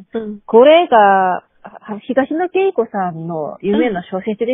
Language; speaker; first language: Japanese; non-native, learner; Korean